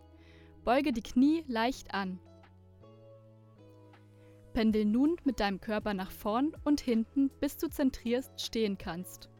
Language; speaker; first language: German; native; German